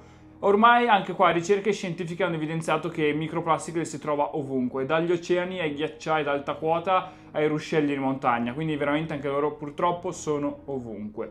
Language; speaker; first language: Italian; native; Italian